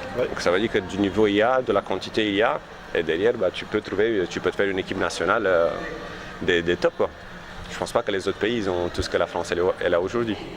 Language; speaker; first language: French; non-native, fluent; Romanian